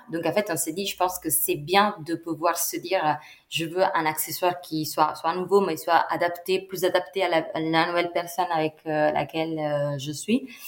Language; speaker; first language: French; non-native, fluent; Italian